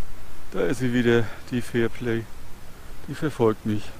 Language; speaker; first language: German; native; German